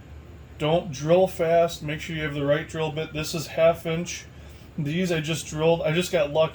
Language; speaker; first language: English; native; English